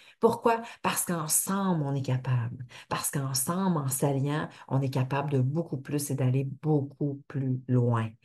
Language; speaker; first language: French; native; French